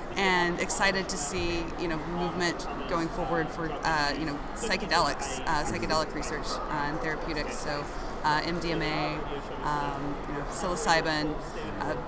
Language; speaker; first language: English; native; English